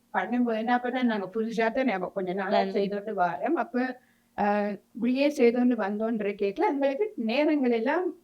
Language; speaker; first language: Tamil; native; Tamil